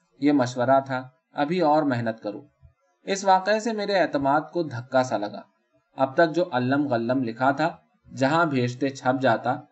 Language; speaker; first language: Urdu; native; Urdu